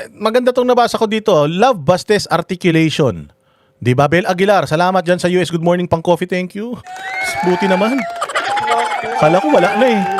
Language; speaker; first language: Filipino; native; Filipino